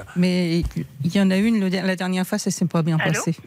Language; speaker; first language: French; native; French